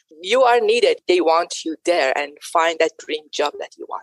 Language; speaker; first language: English; non-native, fluent; Persian